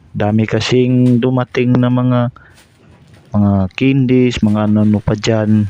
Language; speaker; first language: Filipino; non-native, local second language; Cebuano